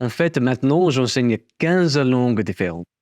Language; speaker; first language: French; non-native, learner; English